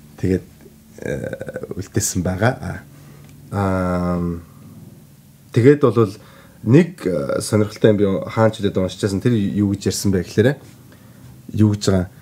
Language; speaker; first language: Mongolian; native; Mongolian